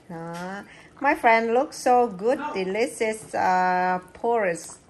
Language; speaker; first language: English; non-native, learner; Vietnamese